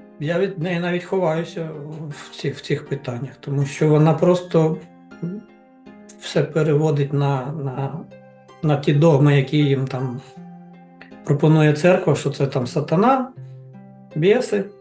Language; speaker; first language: Ukrainian; native; Ukrainian